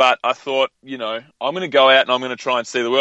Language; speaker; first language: English; native; English